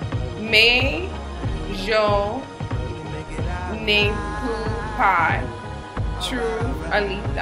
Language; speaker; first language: French; non-native, learner; English